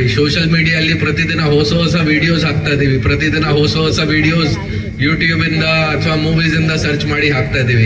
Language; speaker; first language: Kannada; non-native, local second language; Hindi